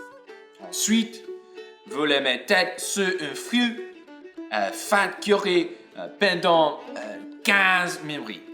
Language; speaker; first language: French; non-native, learner; English